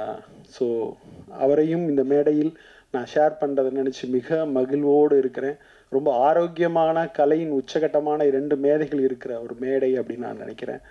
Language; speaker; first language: Tamil; native; Tamil